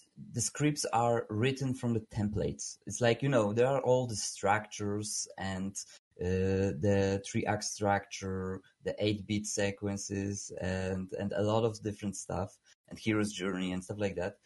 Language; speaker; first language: English; non-native, fluent; Polish